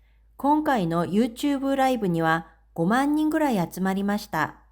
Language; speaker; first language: Japanese; non-native, fluent; Korean